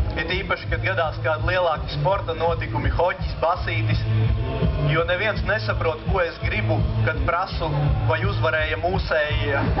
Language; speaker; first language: Latvian; non-native, local second language; Russian